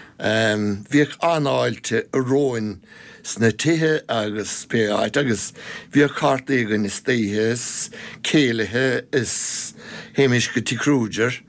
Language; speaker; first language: Irish; non-native, local second language; English